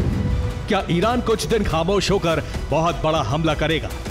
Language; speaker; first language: Hindi; native; Hindi